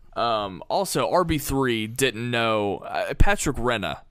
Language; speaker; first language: English; native; English